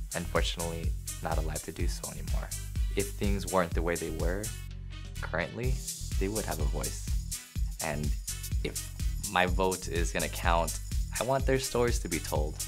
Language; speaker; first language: English; native; English